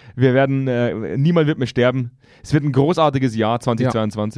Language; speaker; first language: German; native; German